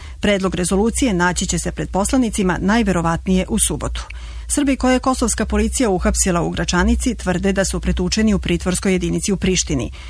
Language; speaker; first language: Croatian; native; Croatian